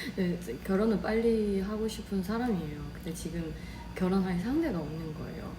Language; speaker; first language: Korean; non-native, fluent; Burmese